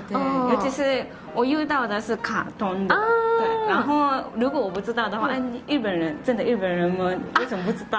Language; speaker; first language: Chinese; non-native, fluent; Japanese